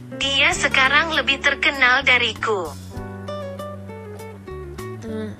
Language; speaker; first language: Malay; non-native, learner; Vietnamese